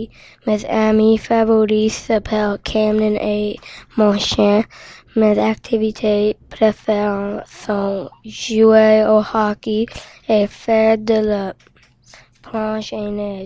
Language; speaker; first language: French; non-native, local second language; English